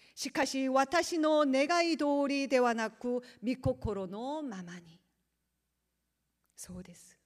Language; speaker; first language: Japanese; non-native, learner; Korean